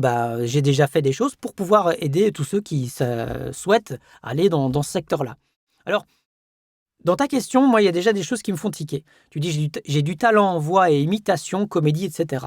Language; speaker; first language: French; native; French